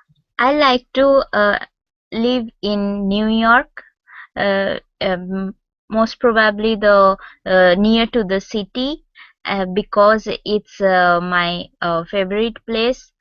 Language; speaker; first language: English; non-native, local second language; Hindi